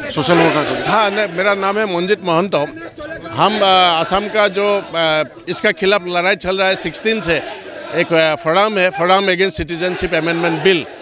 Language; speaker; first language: Hindi; non-native, local second language; Kok Borok